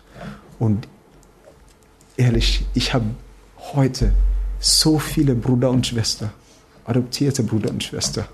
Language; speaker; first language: German; non-native, fluent; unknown